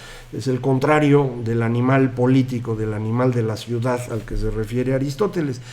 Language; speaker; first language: Spanish; native; Spanish